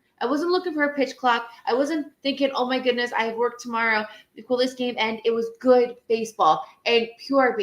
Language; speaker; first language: English; native; English